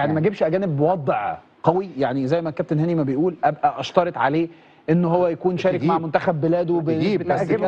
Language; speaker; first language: Arabic; native; Arabic